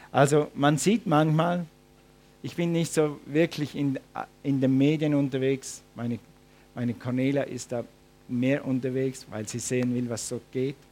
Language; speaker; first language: German; non-native, fluent; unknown